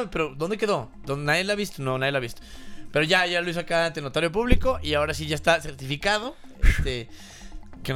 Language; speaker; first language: Spanish; native; Spanish